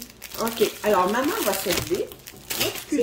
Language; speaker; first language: French; native; French